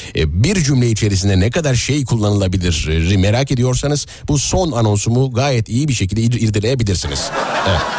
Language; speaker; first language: Turkish; native; Turkish